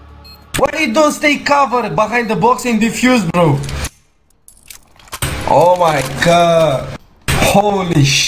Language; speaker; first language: English; non-native, fluent; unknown